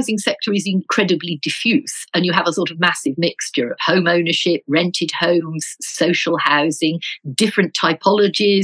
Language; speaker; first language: English; native; English